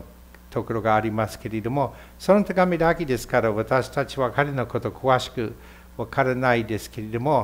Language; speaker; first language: Japanese; non-native, fluent; English